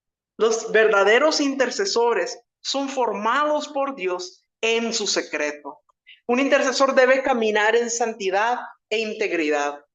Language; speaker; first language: Spanish; native; Spanish